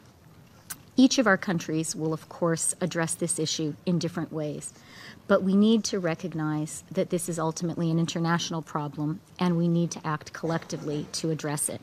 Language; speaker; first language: English; native; English